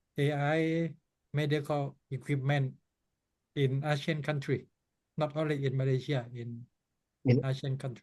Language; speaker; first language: English; non-native, learner; Thai